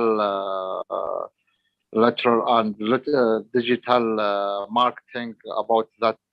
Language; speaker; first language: English; non-native, learner; Arabic